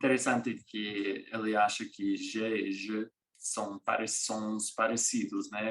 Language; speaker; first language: Portuguese; non-native, fluent; English